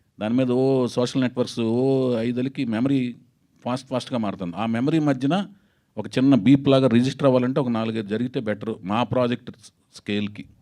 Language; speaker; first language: Telugu; native; Telugu